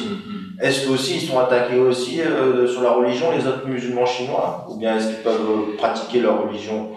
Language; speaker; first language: French; native; French